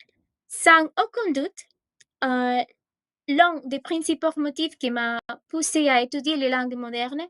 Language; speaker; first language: French; non-native, fluent; Spanish